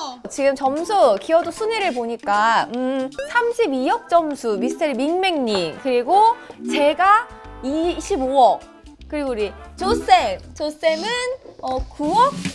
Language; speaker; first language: Korean; native; Korean